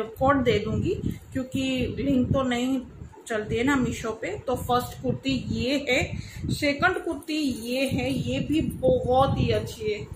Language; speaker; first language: Hindi; non-native, local second language; Gujarati